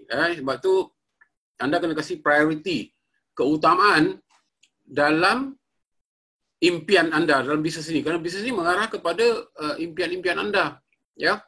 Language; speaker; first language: Malay; native; Malay